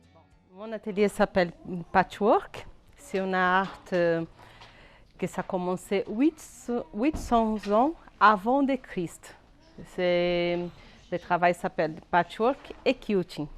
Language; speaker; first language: French; non-native, fluent; Portuguese